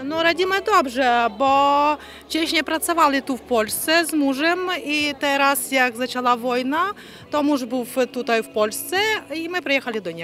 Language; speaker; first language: Polish; non-native, learner; Ukrainian